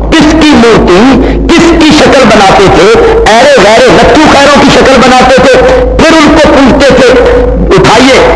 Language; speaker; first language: Urdu; non-native, local second language; Punjabi